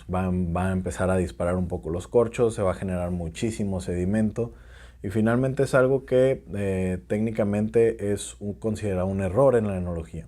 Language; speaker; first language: Spanish; native; Spanish